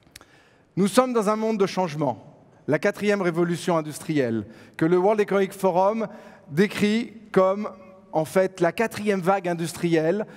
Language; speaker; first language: French; native; French